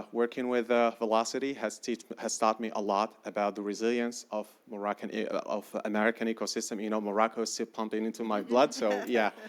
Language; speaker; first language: English; non-native, fluent; Arabic